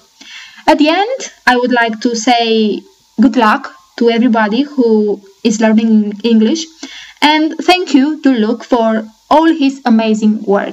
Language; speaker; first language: English; non-native, fluent; Romanian